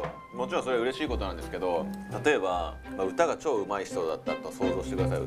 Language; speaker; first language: Japanese; native; Japanese